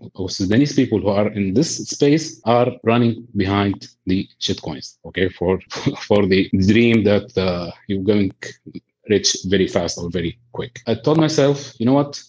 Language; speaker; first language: English; non-native, fluent; Arabic